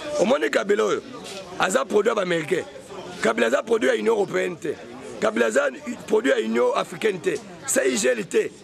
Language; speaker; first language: Lingala; native; Lingala